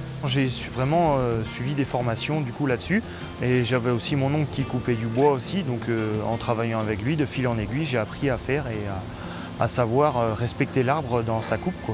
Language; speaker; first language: French; native; French